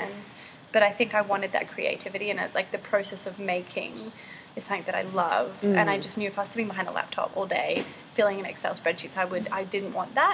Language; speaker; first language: English; native; English